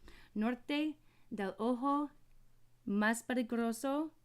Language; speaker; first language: Spanish; non-native, learner; English